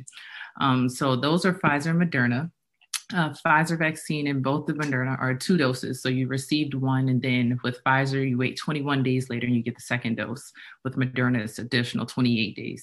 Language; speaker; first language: English; native; English